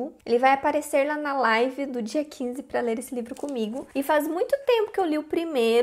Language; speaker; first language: Portuguese; native; Portuguese